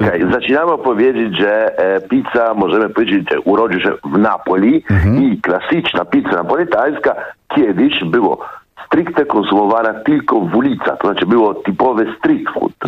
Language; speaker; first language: Polish; non-native, fluent; Italian